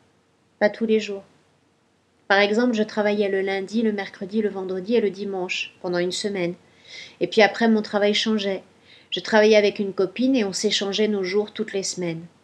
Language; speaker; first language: French; non-native, learner; Ukrainian